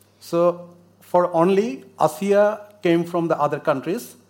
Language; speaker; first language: English; non-native, learner; Bangla